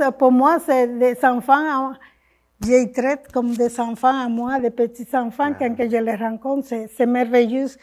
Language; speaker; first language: French; non-native, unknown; Spanish